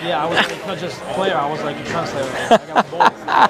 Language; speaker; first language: English; non-native, learner; Russian